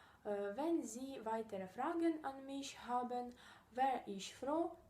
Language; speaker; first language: German; non-native, learner; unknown